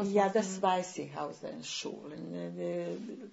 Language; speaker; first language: German; non-native, fluent; Bosnian